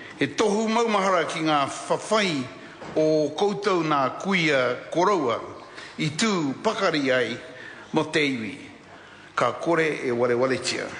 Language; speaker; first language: Māori; non-native, local second language; English